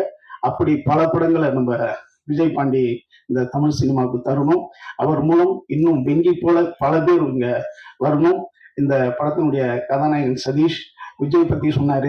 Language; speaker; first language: Tamil; native; Tamil